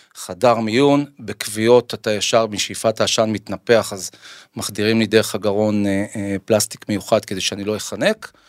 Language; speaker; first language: Hebrew; native; Hebrew